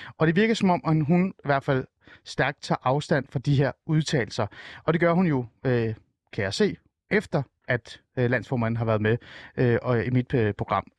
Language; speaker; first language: Danish; early bilingual, other home language; Persian